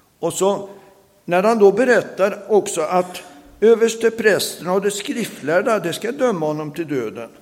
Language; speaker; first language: Swedish; native; Swedish